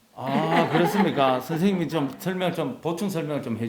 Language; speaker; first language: Korean; native; Korean